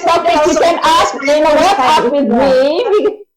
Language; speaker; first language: English; non-native, learner; Indonesian